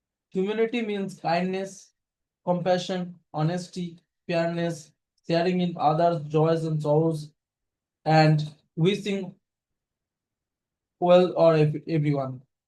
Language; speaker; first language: English; non-native, local second language; Bangla